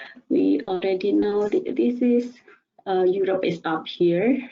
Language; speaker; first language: English; non-native, fluent; Indonesian